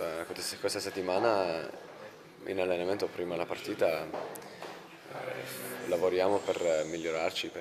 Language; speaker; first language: Italian; non-native, fluent; English